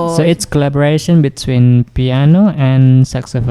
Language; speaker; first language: English; non-native, fluent; Indonesian